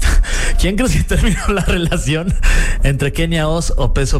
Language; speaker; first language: Spanish; native; Spanish